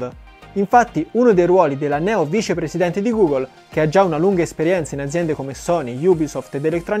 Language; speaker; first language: Italian; native; Italian